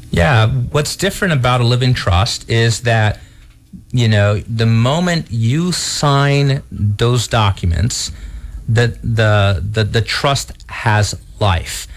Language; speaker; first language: English; early bilingual, other home language; Portuguese